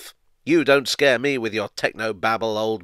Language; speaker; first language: English; native; English